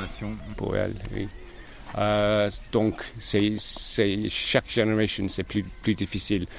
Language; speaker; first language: French; non-native, learner; English